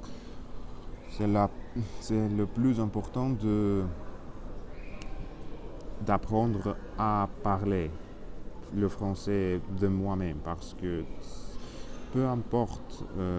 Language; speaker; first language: French; non-native, learner; Spanish